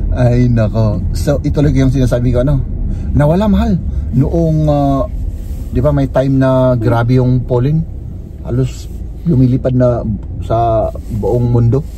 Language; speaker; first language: Filipino; native; Filipino